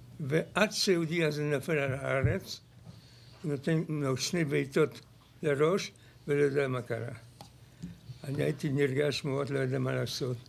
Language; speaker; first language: Hebrew; non-native, fluent; Polish